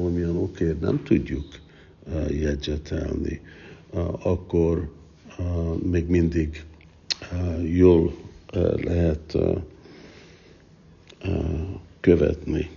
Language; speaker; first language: Hungarian; early bilingual, heritage; Hungarian